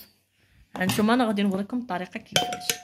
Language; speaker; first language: Arabic; native; Arabic